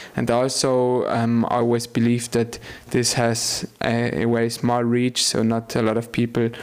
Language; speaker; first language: English; non-native, fluent; German